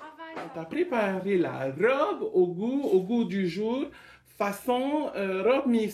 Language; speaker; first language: French; native; French